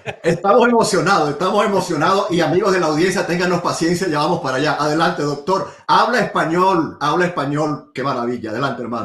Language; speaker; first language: Spanish; native; Spanish